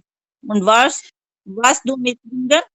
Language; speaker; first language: German; non-native, learner; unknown